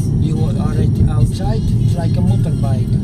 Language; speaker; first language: English; non-native, learner; Dutch